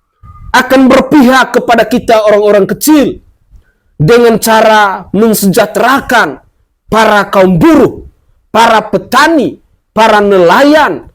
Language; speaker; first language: Indonesian; native; Indonesian